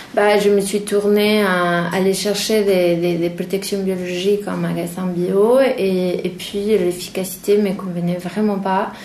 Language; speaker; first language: French; non-native, fluent; Spanish